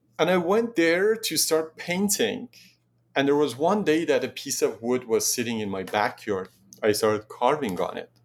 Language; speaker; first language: English; non-native, fluent; Persian